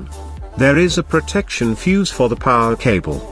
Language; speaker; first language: English; non-native, fluent; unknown